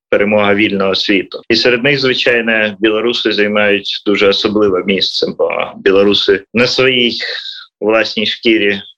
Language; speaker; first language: Ukrainian; native; Ukrainian